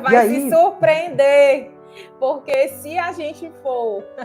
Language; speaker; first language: Portuguese; native; Portuguese